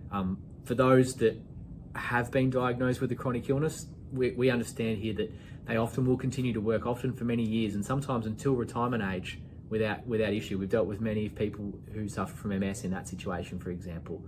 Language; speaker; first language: English; native; English